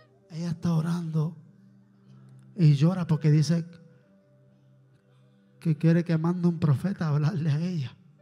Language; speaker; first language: Spanish; native; Spanish